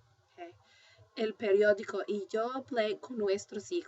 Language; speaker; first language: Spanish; non-native, fluent; English